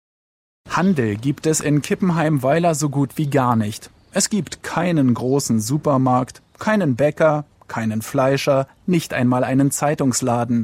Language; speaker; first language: German; native; German